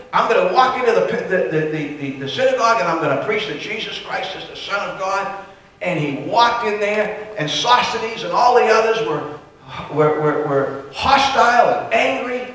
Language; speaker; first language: English; native; English